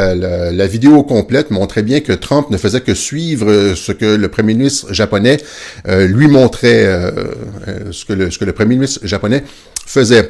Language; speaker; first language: French; native; French